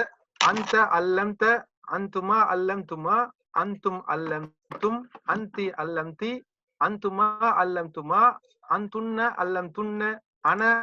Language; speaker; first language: Arabic; non-native, learner; Tamil